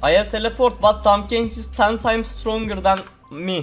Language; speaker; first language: English; non-native, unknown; Turkish